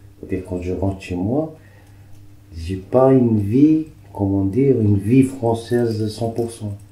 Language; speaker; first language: French; non-native, local second language; Arabic